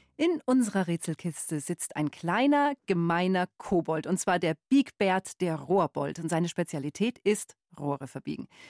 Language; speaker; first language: German; native; German